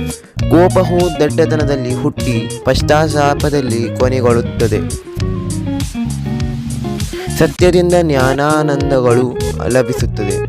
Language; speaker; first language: Kannada; native; Kannada